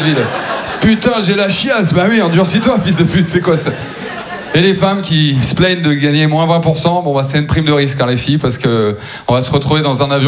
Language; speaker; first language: French; native; French